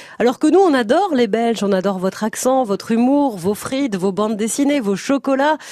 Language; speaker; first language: French; native; French